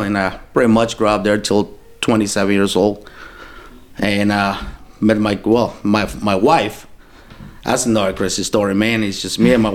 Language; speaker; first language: English; non-native, fluent; Spanish